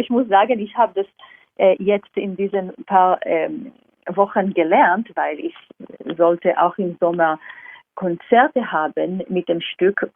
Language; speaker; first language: German; non-native, fluent; Hebrew